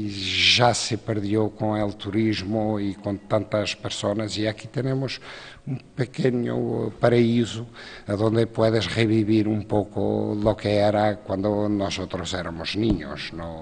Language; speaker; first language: Spanish; non-native, fluent; Portuguese